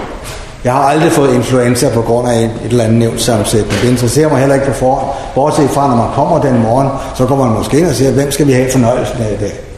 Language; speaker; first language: Danish; native; Danish